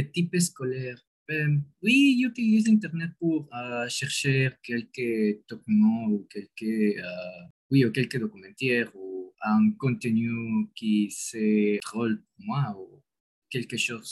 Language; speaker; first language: French; non-native, learner; Spanish